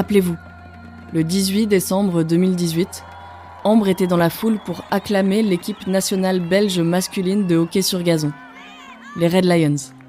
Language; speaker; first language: French; native; French